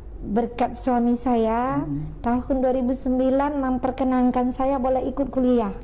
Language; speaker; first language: Indonesian; native; Indonesian